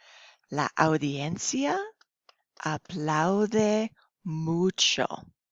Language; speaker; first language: Spanish; non-native, fluent; English